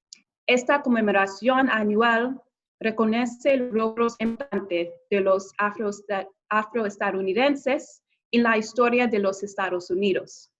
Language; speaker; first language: Spanish; non-native, fluent; English